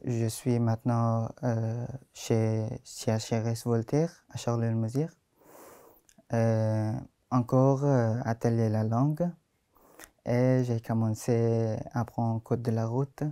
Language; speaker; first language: French; non-native, learner; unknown